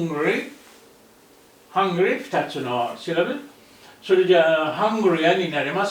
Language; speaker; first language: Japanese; non-native, fluent; Arabic